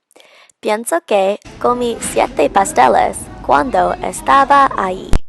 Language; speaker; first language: Spanish; non-native, learner; English